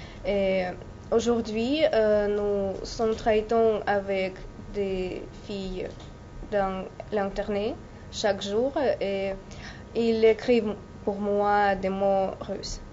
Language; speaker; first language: French; non-native, learner; Russian